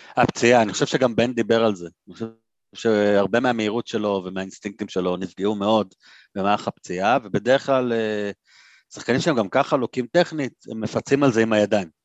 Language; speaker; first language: Hebrew; native; Hebrew